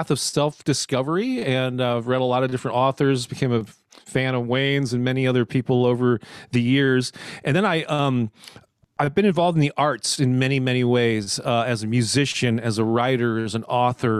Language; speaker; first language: English; native; English